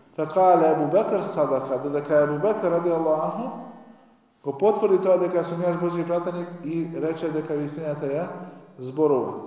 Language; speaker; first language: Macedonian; non-native, local second language; Albanian